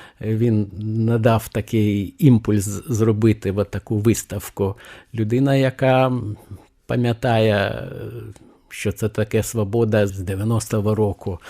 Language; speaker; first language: Ukrainian; non-native, fluent; Lithuanian